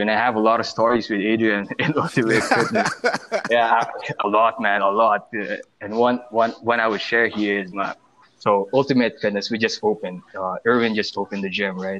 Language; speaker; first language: English; non-native, local second language; Filipino